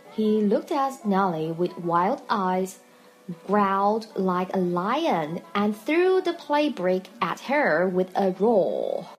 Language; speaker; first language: English; non-native, fluent; Chinese